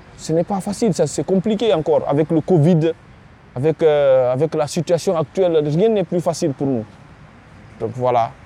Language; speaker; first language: French; non-native, local second language; Fula